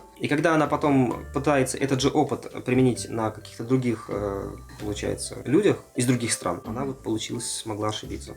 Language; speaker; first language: Russian; native; Russian